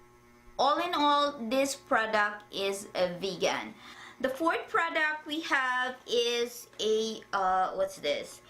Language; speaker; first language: English; non-native, fluent; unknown